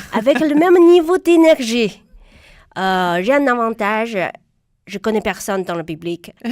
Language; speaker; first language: French; non-native, fluent; Chinese